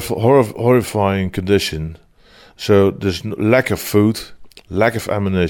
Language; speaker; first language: English; non-native, fluent; Dutch